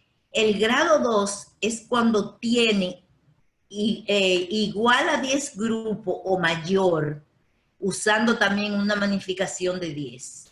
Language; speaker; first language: Spanish; native; Spanish